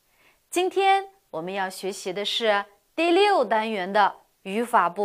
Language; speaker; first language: Chinese; non-native, local second language; Uyghur